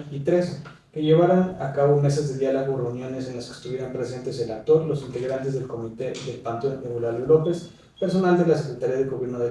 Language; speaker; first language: Spanish; native; Spanish